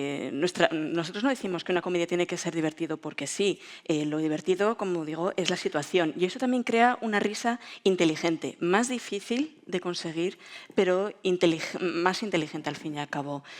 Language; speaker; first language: Spanish; native; Spanish